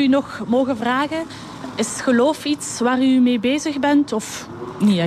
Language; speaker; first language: Dutch; native; Dutch